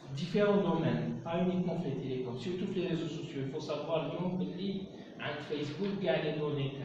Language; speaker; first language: French; non-native, local second language; Arabic